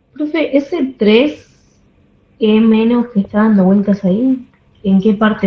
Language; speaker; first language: Spanish; native; Spanish